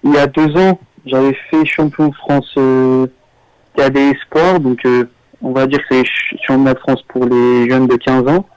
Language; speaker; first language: French; early bilingual, other home language; Armenian